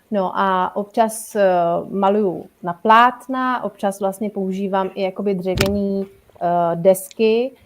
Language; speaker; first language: Czech; non-native, fluent; Italian